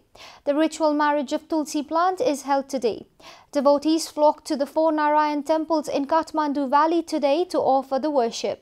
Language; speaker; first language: English; non-native, local second language; Nepali